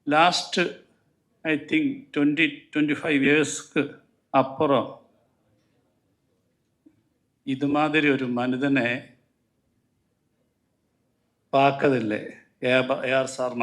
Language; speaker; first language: Tamil; non-native, learner; Malayalam